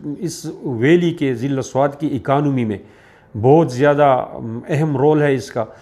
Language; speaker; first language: Urdu; non-native, local second language; Pashto